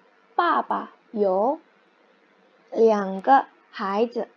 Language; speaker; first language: Chinese; non-native, fluent; Indonesian